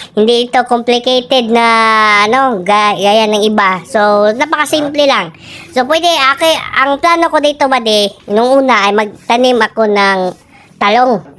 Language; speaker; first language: Filipino; non-native, local second language; Cebuano